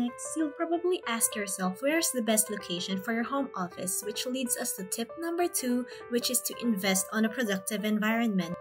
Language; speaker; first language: English; non-native, local second language; Filipino